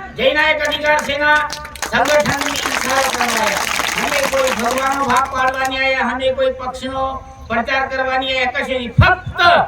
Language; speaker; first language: Gujarati; native; Gujarati